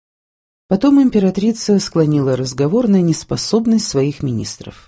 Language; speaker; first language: Russian; native; Russian